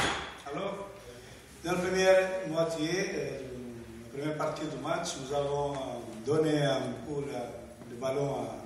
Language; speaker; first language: French; non-native, learner; Portuguese